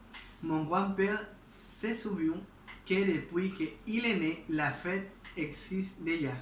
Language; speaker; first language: French; non-native, learner; Spanish